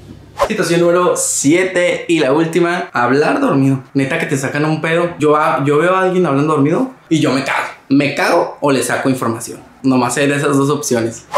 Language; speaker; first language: Spanish; native; Spanish